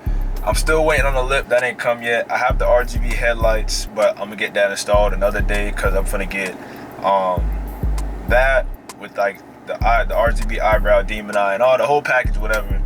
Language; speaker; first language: English; native; English